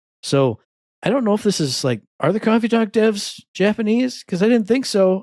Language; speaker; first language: English; native; English